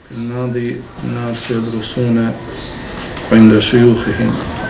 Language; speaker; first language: Arabic; non-native, learner; Bosnian